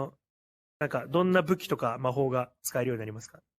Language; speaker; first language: Japanese; native; Japanese